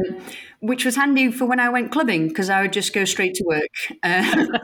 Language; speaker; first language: English; native; English